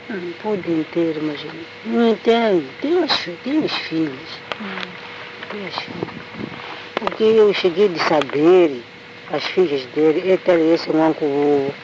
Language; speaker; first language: Portuguese; non-native, local second language; Tsonga